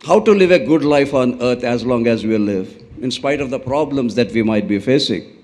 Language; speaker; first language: English; non-native, local second language; Telugu